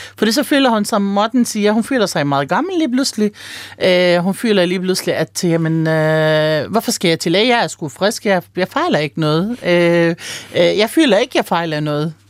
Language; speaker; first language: Danish; early bilingual, other home language; Arabic